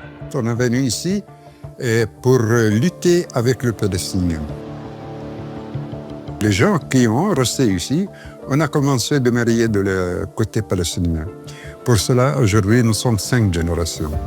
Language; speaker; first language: French; non-native, fluent; Arabic